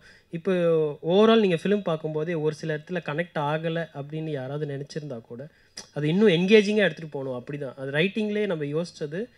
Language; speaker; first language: Tamil; native; Tamil